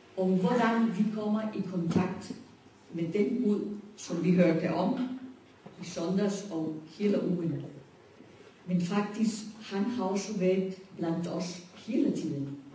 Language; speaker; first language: Danish; non-native, fluent; Spanish